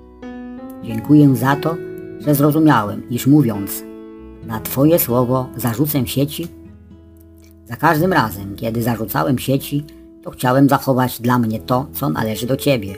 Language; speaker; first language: Polish; native; Polish